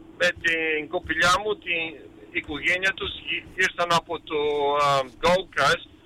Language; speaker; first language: Greek; early bilingual, heritage; Greek